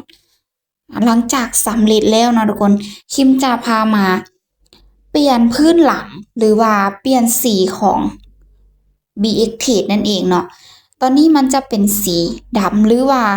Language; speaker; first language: Thai; non-native, local second language; Lao